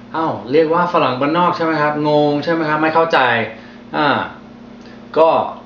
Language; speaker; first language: Thai; non-native, fluent; English